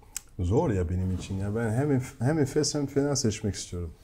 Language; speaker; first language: Turkish; non-native, fluent; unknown